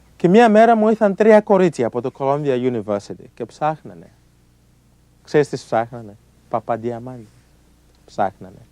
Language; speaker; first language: Greek; native; Greek